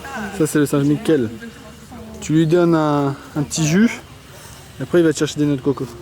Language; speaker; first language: French; native; French